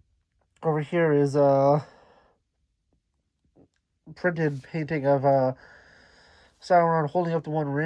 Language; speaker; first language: English; native; English